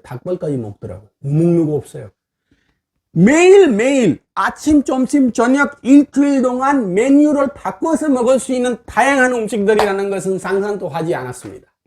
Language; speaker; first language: Korean; non-native, fluent; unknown